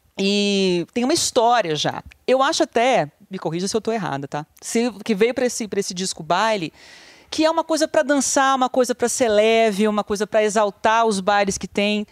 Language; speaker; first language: Portuguese; native; Portuguese